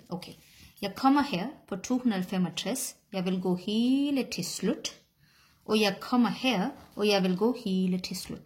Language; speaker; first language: Danish; non-native, learner; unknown